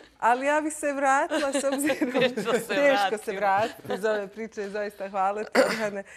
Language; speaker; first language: Bosnian; native; Bosnian